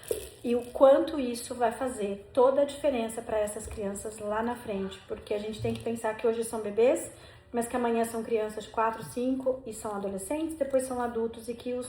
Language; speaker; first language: Portuguese; native; Portuguese